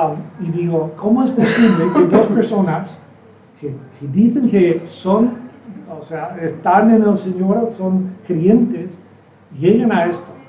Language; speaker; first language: Spanish; non-native, fluent; English